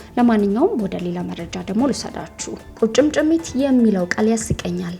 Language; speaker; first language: Amharic; native; Amharic